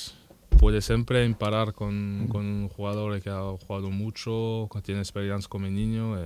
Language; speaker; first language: Spanish; non-native, learner; French